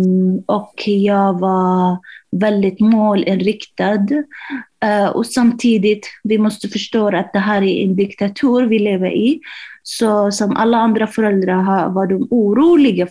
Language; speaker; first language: Swedish; non-native, fluent; Arabic